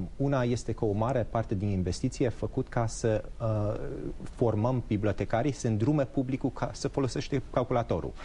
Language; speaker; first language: Romanian; early bilingual, heritage; English